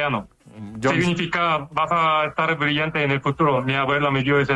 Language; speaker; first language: Spanish; non-native, fluent; Korean